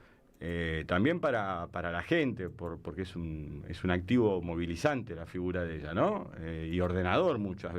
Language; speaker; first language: Spanish; native; Spanish